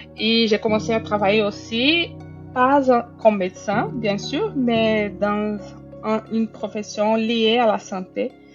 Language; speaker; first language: French; non-native, fluent; Portuguese